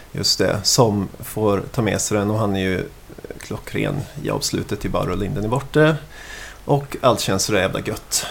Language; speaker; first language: Swedish; native; Swedish